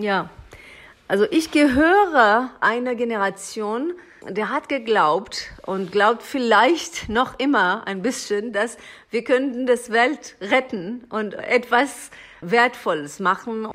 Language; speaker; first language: German; non-native, learner; Persian